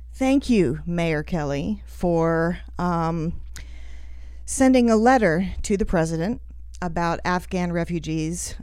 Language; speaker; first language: English; native; English